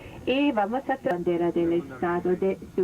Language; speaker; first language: Spanish; non-native, fluent; German